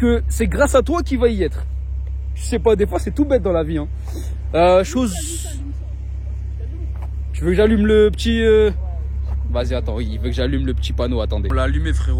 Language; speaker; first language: French; native; French